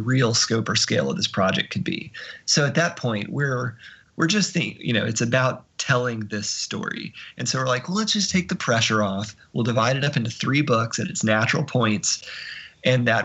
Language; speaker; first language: English; native; English